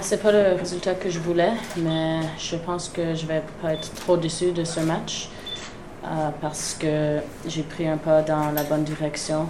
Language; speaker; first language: French; non-native, local second language; English